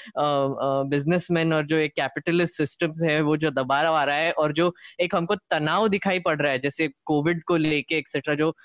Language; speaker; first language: Hindi; non-native, local second language; Marathi